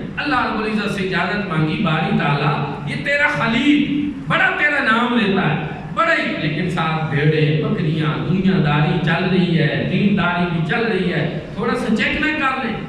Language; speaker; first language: Urdu; non-native, local second language; Punjabi